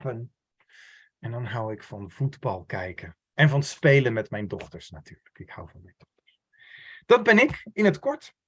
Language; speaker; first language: Dutch; non-native, fluent; English